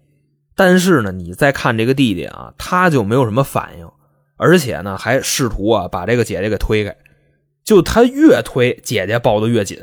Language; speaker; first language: Chinese; native; Chinese